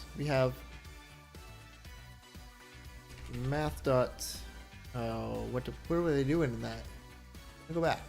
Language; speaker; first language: English; native; English